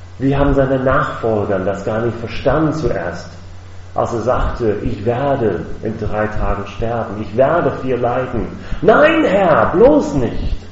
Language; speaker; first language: German; non-native, fluent; English